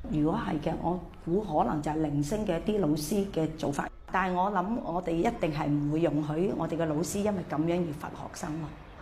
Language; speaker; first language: Cantonese; native; Cantonese